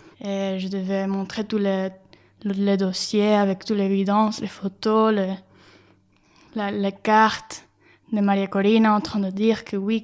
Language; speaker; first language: French; non-native, learner; Spanish